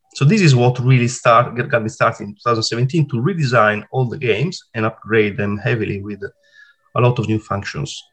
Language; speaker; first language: English; non-native, fluent; Italian